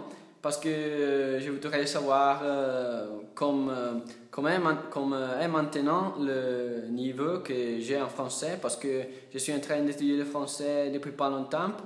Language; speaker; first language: French; non-native, learner; Italian